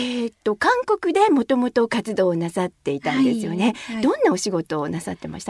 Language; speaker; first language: Japanese; native; Japanese